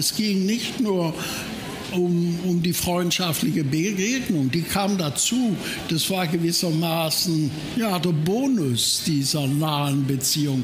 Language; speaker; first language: German; native; German